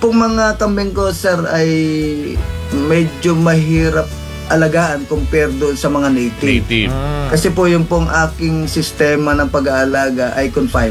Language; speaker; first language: Filipino; native; Filipino